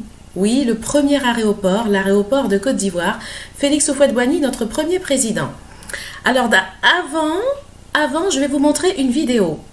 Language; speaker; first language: French; native; French